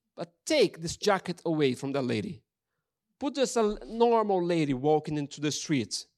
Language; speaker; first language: English; non-native, fluent; Portuguese